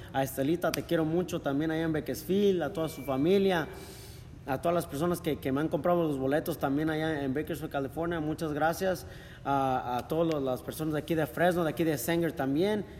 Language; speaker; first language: Spanish; early bilingual, heritage; Spanish